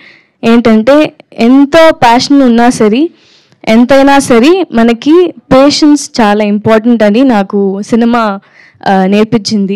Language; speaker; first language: Telugu; non-native, learner; Tamil